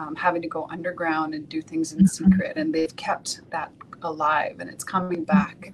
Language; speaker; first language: English; native; English